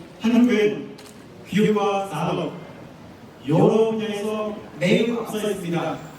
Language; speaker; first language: Korean; non-native, fluent; Lao